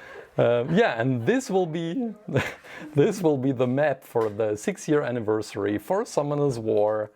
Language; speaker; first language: English; non-native, fluent; German